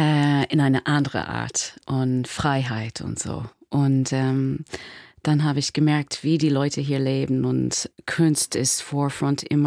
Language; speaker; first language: German; non-native, fluent; English